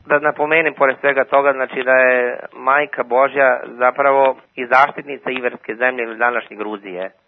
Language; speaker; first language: Serbian; native; Serbian